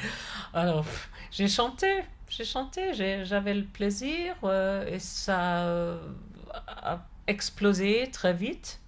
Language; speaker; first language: French; non-native, fluent; German